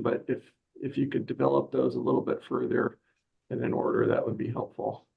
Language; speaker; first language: English; native; English